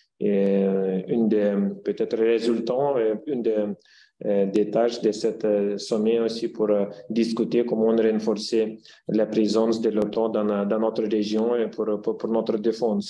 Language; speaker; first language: French; non-native, fluent; Lithuanian